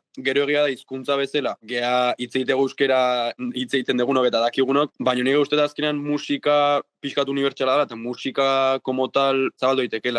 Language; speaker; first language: Basque; native; Basque